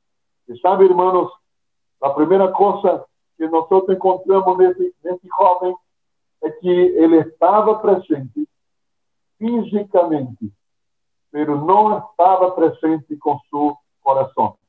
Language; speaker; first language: Spanish; non-native, fluent; Portuguese